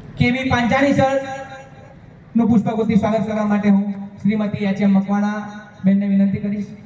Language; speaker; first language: Gujarati; native; Gujarati